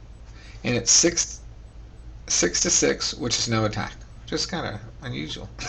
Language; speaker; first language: English; native; English